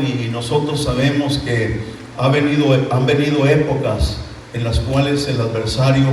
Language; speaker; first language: Spanish; native; Spanish